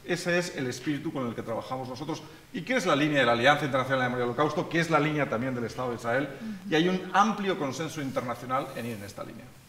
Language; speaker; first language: Spanish; native; Spanish